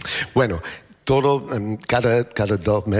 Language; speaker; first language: Spanish; non-native, learner; English